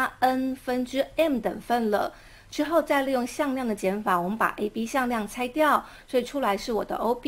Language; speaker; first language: Chinese; native; Chinese